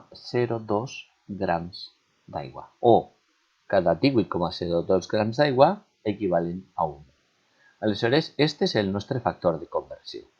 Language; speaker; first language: Catalan; native; Catalan